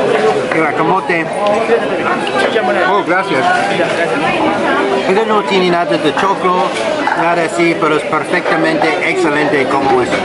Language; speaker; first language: Spanish; non-native, learner; English